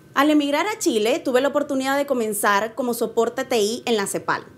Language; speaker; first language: Spanish; native; Spanish